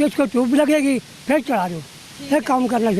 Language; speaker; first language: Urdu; non-native, local second language; Northern Hindko